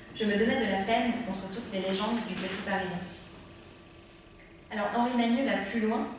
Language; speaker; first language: French; native; French